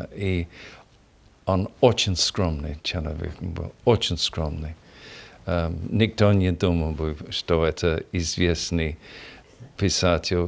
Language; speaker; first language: Russian; non-native, fluent; English